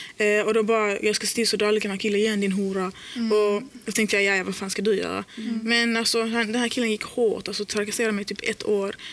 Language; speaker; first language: Swedish; early bilingual, other home language; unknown